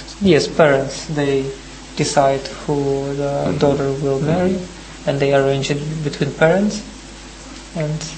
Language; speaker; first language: English; non-native, learner; Russian